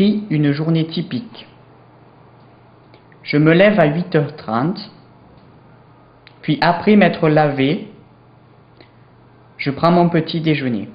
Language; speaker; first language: French; non-native, learner; English